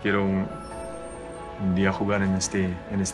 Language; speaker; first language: Spanish; non-native, learner; French